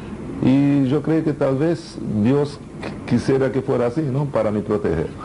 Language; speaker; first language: Spanish; non-native, fluent; Portuguese